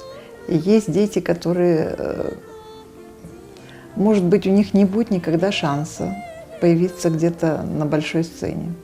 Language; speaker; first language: Russian; native; Russian